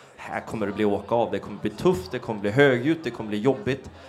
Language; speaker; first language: Swedish; native; Swedish